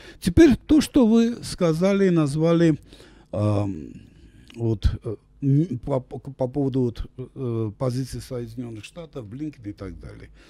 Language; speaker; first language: Russian; non-native, local second language; Armenian